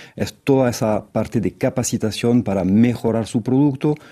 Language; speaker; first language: Spanish; non-native, fluent; French